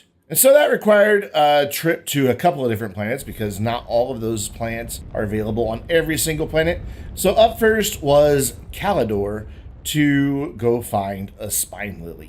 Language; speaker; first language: English; native; English